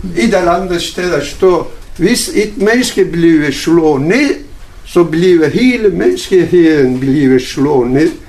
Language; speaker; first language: Danish; non-native, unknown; Turkish